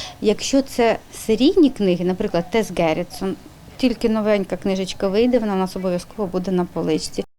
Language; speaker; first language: Ukrainian; native; Ukrainian